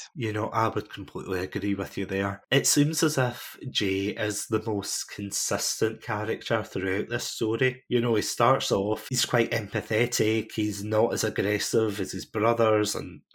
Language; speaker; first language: English; native; English